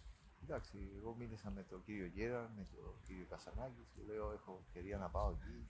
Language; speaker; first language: Greek; non-native, learner; Spanish